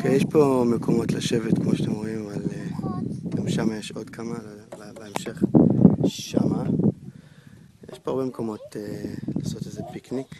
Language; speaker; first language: Hebrew; native; Hebrew